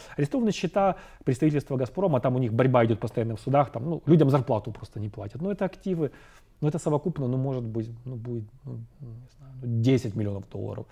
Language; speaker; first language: Russian; native; Russian